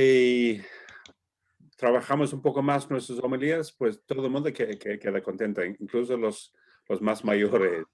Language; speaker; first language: Spanish; non-native, fluent; English